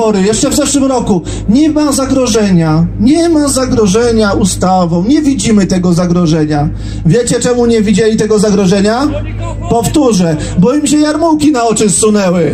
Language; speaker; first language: Polish; native; Polish